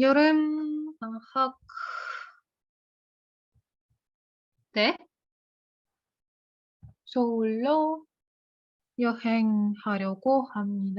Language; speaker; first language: Korean; non-native, learner; Russian